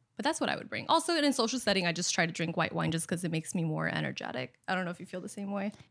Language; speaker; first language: English; early bilingual, other home language; Chinese